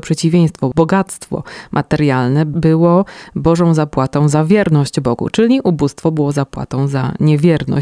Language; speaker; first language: Polish; native; Polish